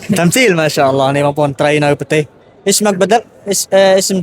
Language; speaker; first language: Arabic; non-native, learner; Khmer